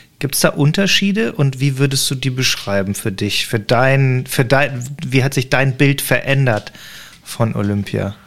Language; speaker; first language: German; native; German